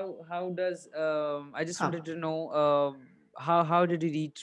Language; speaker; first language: English; non-native, local second language; Hindi